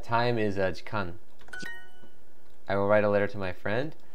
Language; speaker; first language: English; native; English